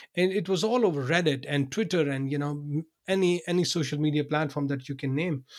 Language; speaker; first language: English; non-native, local second language; Urdu